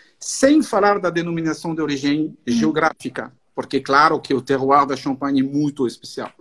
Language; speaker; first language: Portuguese; non-native, fluent; French